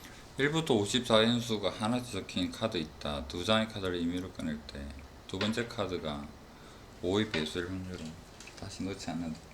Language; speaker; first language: Korean; native; Korean